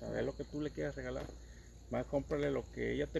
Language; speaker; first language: Spanish; native; Spanish